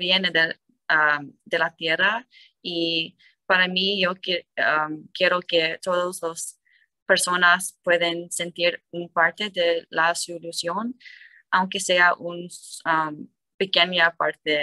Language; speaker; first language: Spanish; non-native, learner; English